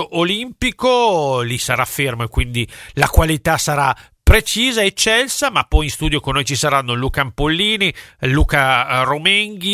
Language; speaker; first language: Italian; native; Italian